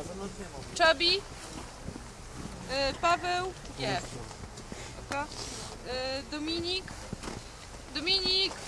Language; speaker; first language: Polish; native; Polish